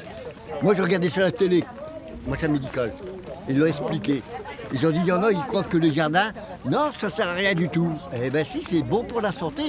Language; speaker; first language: French; native; French